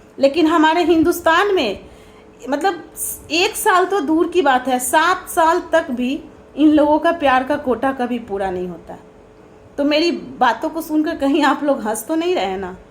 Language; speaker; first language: Hindi; native; Hindi